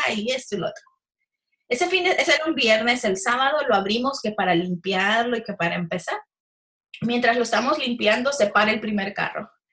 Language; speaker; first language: Spanish; early bilingual, heritage; Spanish